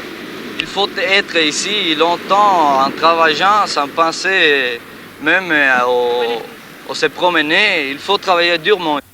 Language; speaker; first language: French; non-native, learner; Spanish